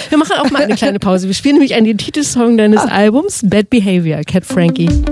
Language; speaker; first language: German; native; German